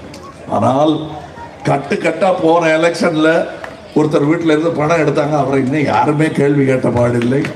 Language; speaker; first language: Tamil; native; Tamil